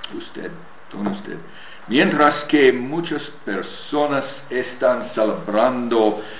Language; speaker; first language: Spanish; non-native, learner; English